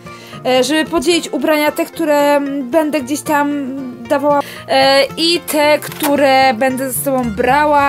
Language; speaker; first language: Polish; native; Polish